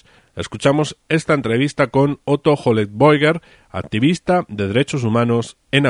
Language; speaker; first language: Spanish; native; Spanish